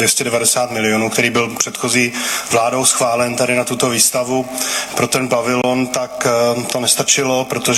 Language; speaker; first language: Czech; native; Czech